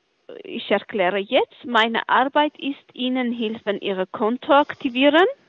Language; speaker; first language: German; non-native, learner; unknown